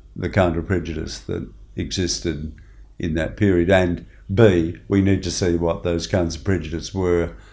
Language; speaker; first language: English; native; English